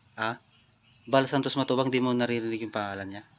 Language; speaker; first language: Filipino; native; Filipino